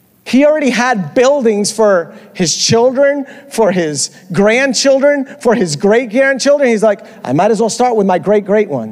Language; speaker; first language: English; early bilingual, other home language; Spanish